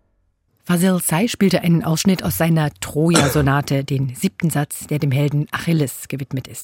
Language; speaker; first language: German; native; German